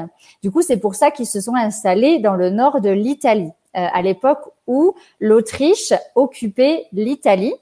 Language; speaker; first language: French; native; French